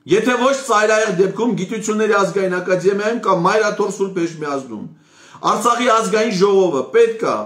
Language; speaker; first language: Armenian; native; Armenian